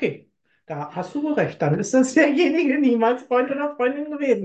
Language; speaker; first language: German; native; German